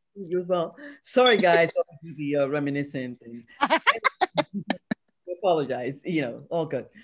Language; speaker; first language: English; non-native, local second language; Yoruba